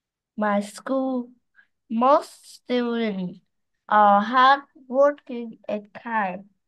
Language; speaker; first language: English; non-native, learner; Vietnamese